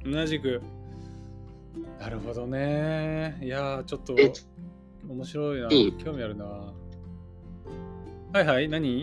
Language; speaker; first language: Japanese; native; Japanese